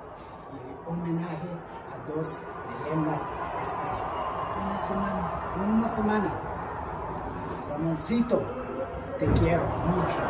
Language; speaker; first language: Spanish; early bilingual, heritage; English